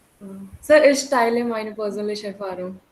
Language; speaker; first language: German; non-native, learner; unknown